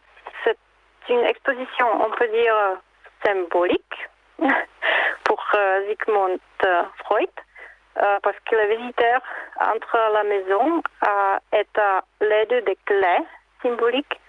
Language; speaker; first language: French; non-native, learner; Czech